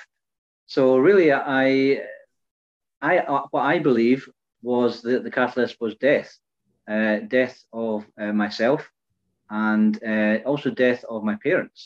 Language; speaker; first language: English; native; English